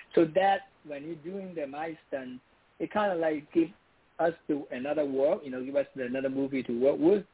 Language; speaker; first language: English; non-native, local second language; Cantonese